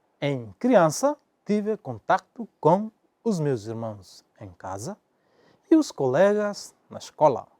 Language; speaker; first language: Portuguese; non-native, local second language; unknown